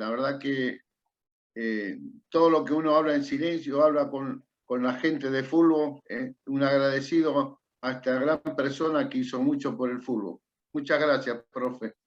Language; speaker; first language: Spanish; native; Spanish